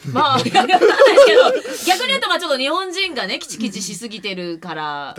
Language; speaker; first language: Japanese; native; Japanese